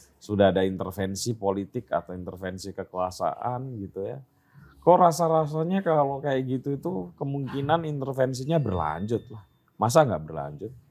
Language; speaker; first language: Indonesian; native; Indonesian